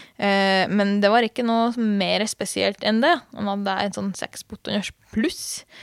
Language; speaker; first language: Norwegian; non-native, fluent; Hungarian